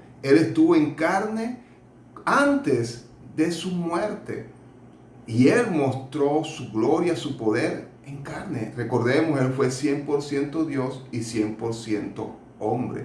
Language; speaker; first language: Spanish; native; Spanish